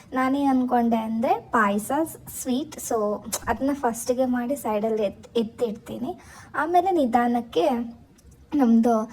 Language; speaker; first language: Kannada; native; Kannada